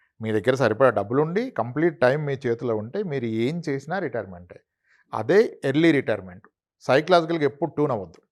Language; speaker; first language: Telugu; non-native, local second language; Kannada